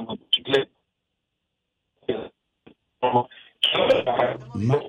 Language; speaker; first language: Spanish; native; Spanish